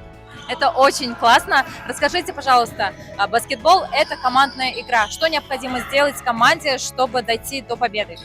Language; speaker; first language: Russian; native; Russian